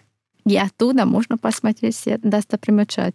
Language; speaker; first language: Russian; non-native, fluent; Hungarian